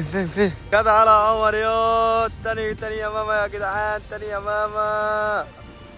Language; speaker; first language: Arabic; native; Arabic